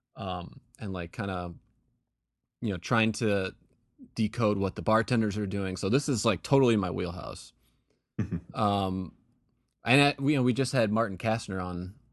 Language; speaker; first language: English; native; English